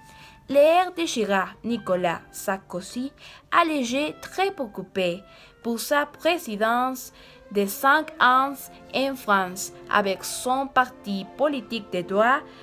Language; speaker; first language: French; non-native, learner; Spanish